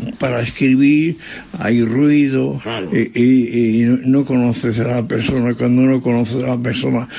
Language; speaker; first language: Spanish; non-native, fluent; French